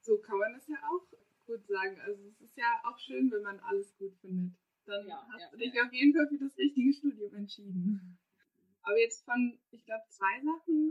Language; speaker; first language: German; native; German